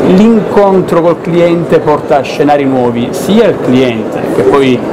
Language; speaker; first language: Italian; native; Italian